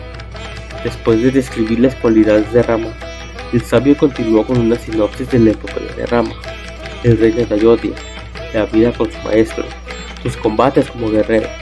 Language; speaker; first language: Spanish; native; Spanish